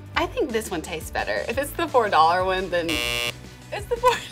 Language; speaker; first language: English; native; English